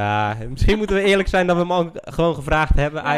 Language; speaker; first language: Dutch; native; Dutch